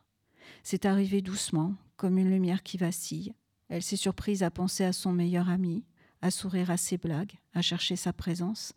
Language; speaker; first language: French; native; French